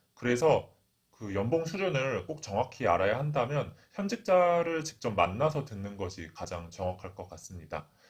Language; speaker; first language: Korean; native; Korean